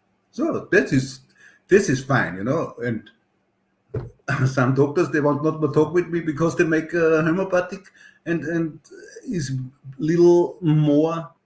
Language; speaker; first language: English; non-native, learner; German